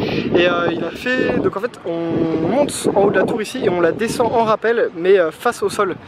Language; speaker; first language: French; native; French